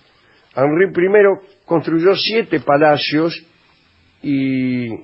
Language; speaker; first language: Spanish; native; Spanish